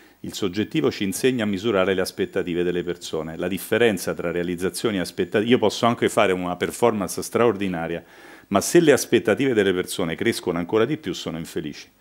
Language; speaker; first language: Italian; native; Italian